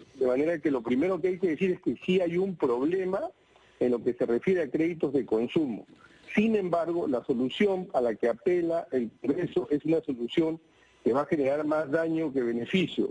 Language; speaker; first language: Spanish; native; Spanish